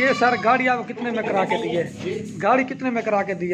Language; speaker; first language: Hindi; non-native, local second language; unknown